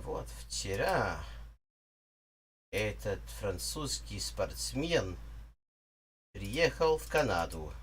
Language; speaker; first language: Russian; non-native, learner; English